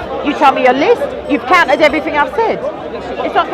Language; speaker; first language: English; native; English